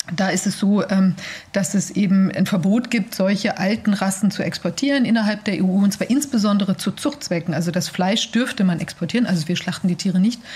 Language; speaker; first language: German; native; German